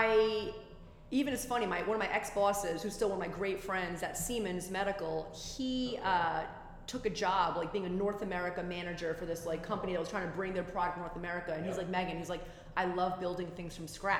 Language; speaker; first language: English; native; English